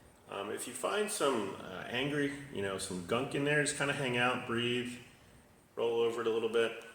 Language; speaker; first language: English; native; English